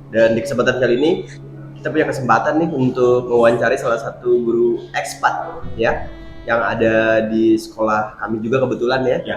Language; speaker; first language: Indonesian; native; Indonesian